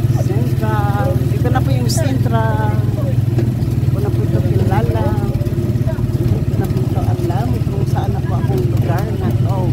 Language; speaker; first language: Filipino; non-native, local second language; Cebuano